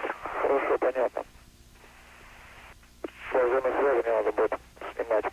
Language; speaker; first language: Russian; non-native, learner; English